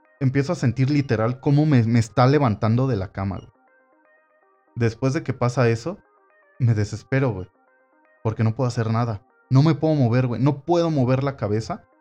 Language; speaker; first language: Spanish; native; Spanish